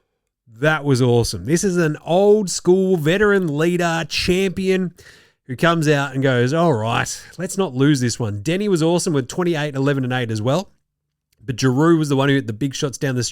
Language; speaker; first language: English; native; English